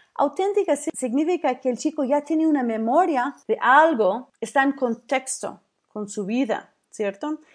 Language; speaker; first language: Spanish; non-native, fluent; English